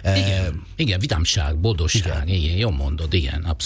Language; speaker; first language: Hungarian; non-native, fluent; Italian